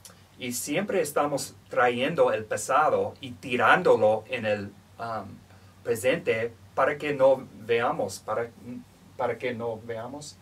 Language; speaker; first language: Spanish; non-native, fluent; English